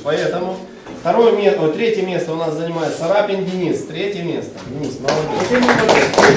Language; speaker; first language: Russian; non-native, local second language; Ukrainian